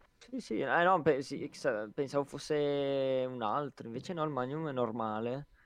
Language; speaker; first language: Italian; native; Italian